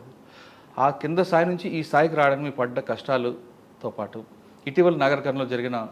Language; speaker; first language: Telugu; native; Telugu